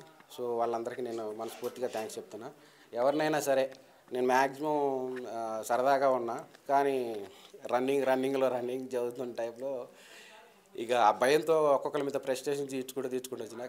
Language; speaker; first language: Telugu; native; Telugu